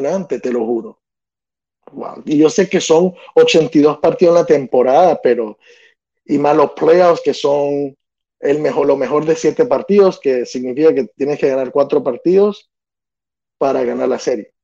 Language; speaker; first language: Spanish; early bilingual, other home language; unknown